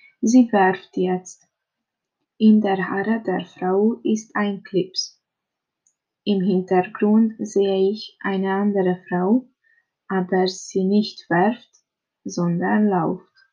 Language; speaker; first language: German; non-native, learner; Hungarian